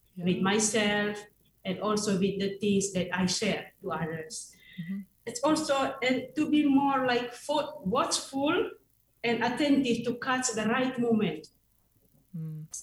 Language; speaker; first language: English; non-native, fluent; Indonesian